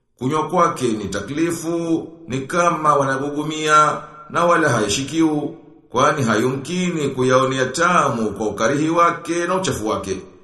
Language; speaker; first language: Swahili; native; Swahili